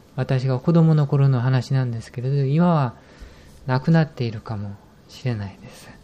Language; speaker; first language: Japanese; non-native, fluent; Korean